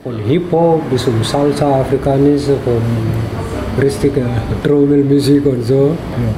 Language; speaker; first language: German; non-native, learner; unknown